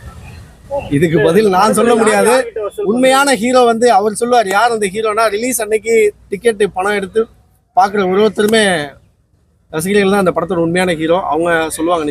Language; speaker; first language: Tamil; native; Tamil